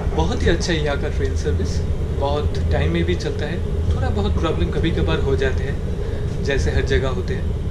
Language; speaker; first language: Hindi; non-native, local second language; Bangla